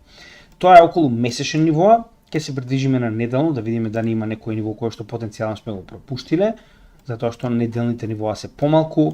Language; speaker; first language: Macedonian; native; Macedonian